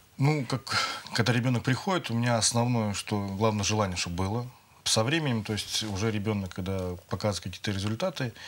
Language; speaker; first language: Russian; native; Russian